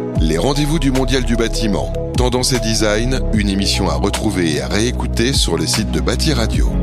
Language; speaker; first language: French; native; French